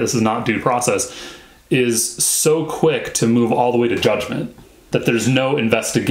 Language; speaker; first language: English; native; English